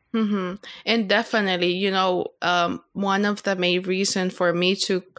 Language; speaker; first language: English; non-native, fluent; Spanish